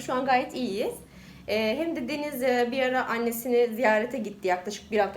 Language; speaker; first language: Turkish; native; Turkish